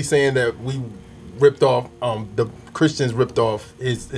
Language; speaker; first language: English; native; English